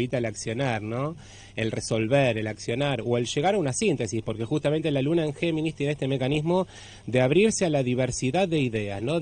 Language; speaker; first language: Spanish; native; Spanish